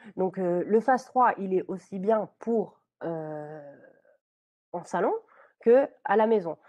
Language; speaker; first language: French; native; French